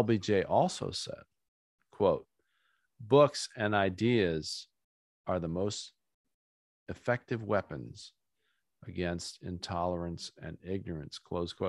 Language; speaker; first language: English; native; English